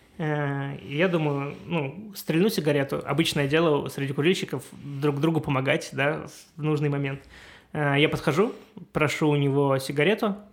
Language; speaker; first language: Russian; native; Russian